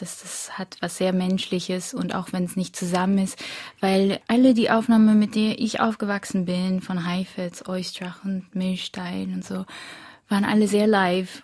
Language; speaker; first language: German; early bilingual, other home language; Korean